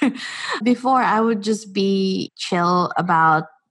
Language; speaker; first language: English; non-native, local second language; Filipino